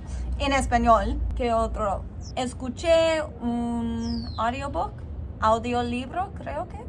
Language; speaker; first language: Spanish; non-native, learner; English